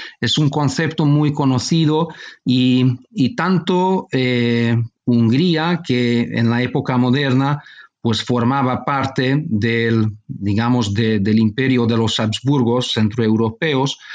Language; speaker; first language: Spanish; non-native, fluent; Hungarian